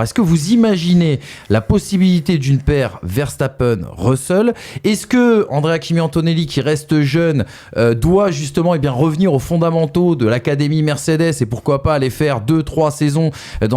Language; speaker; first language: French; native; French